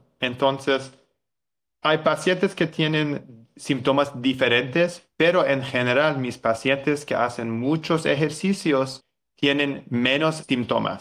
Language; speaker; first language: Spanish; non-native, fluent; English